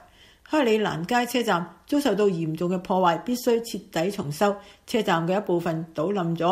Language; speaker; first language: Chinese; non-native, local second language; Cantonese